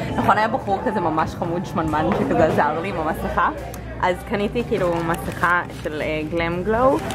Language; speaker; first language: Hebrew; native; Hebrew